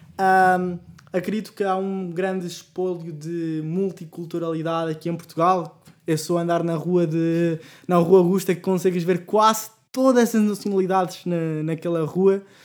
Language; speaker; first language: Portuguese; early bilingual, other home language; Spanish